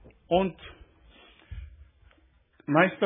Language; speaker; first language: German; non-native, learner; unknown